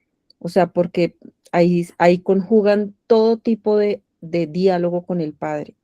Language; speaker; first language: Spanish; native; Spanish